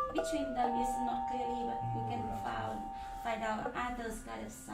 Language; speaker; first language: English; non-native, learner; Vietnamese